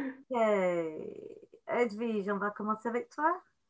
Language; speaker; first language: French; non-native, fluent; English